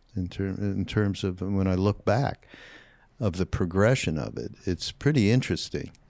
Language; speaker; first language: English; native; English